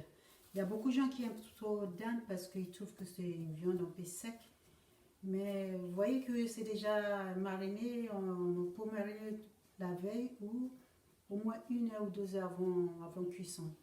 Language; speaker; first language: French; non-native, learner; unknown